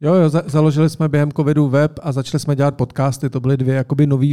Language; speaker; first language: Czech; native; Czech